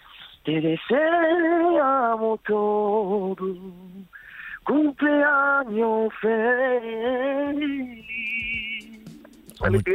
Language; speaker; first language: Spanish; native; Spanish